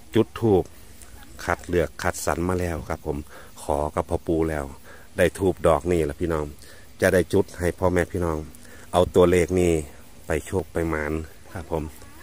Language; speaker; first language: Thai; native; Thai